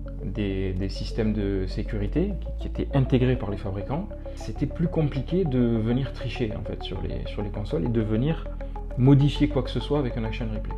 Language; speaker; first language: French; native; French